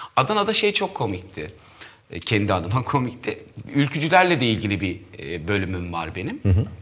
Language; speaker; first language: Turkish; native; Turkish